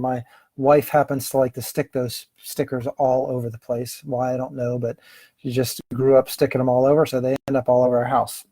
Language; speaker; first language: English; native; English